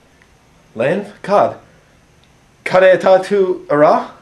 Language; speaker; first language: Irish; non-native, learner; English